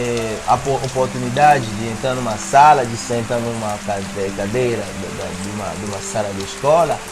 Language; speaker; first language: Portuguese; non-native, fluent; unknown